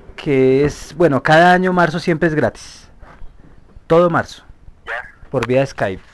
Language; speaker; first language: Spanish; native; Spanish